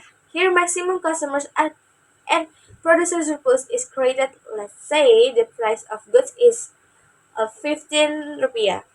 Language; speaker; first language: English; non-native, learner; Indonesian